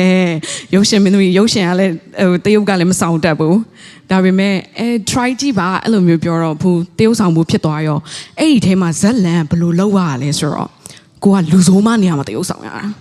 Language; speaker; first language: Burmese; non-native, local second language; Tedim Chin